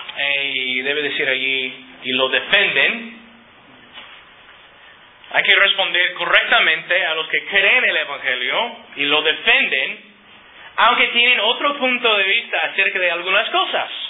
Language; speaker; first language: Spanish; non-native, fluent; English